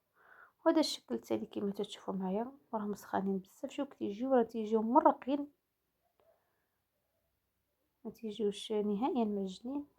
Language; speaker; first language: Arabic; native; Arabic